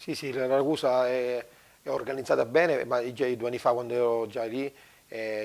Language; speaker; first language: Italian; native; Italian